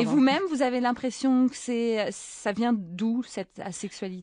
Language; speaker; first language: French; native; French